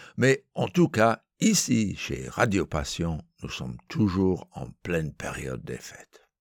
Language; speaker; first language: French; non-native, fluent; English